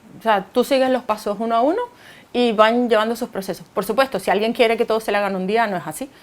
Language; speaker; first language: Spanish; native; Spanish